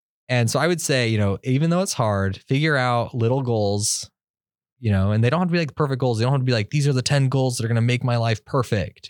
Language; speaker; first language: English; native; English